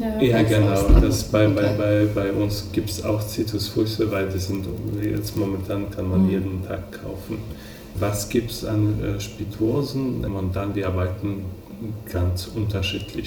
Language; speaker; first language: German; non-native, fluent; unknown